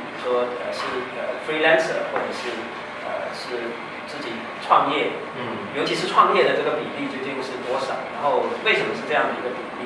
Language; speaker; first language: Chinese; native; Chinese